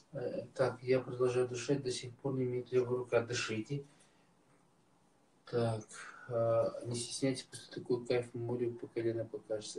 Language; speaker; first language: Russian; native; Russian